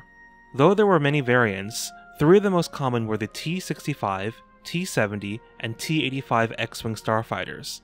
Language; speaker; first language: English; native; English